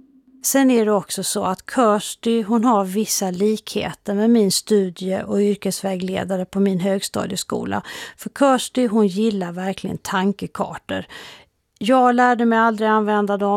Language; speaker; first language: Swedish; native; Swedish